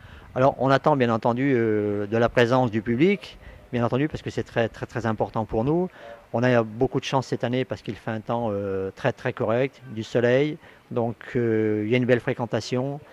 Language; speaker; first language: French; native; French